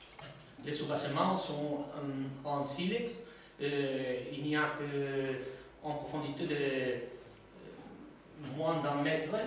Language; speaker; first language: French; non-native, learner; Spanish